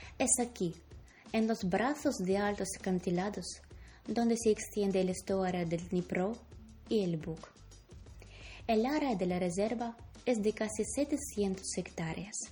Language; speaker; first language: Spanish; non-native, learner; Ukrainian